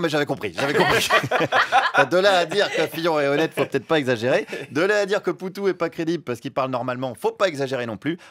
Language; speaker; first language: French; native; French